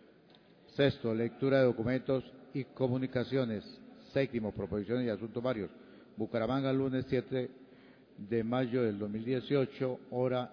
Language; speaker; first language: Spanish; native; Spanish